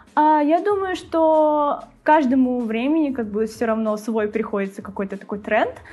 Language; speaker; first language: Russian; native; Russian